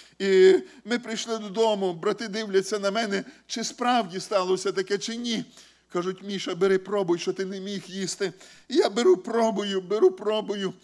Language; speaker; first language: Ukrainian; native; Ukrainian